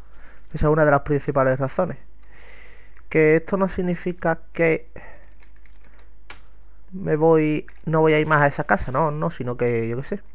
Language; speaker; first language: Spanish; native; Spanish